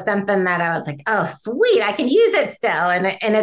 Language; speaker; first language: English; native; English